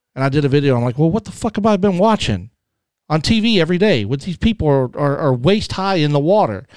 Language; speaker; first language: English; native; English